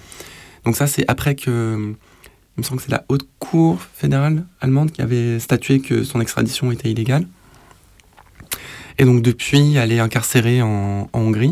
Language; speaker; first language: French; native; French